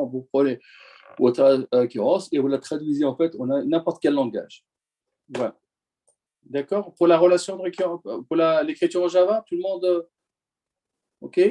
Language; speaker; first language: French; native; French